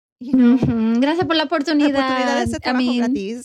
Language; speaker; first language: Spanish; early bilingual, heritage; Spanish